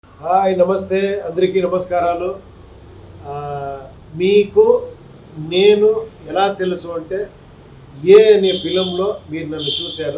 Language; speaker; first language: Telugu; non-native, local second language; Kannada